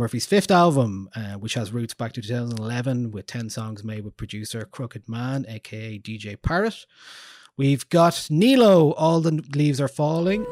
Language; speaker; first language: English; native; English